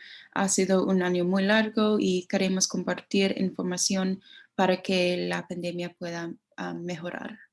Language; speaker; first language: Spanish; non-native, learner; English